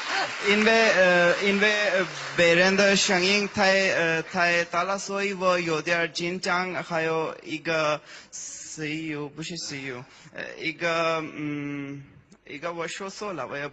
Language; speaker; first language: Chinese; non-native, fluent; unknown